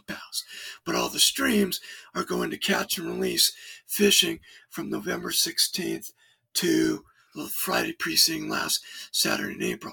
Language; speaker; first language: English; native; English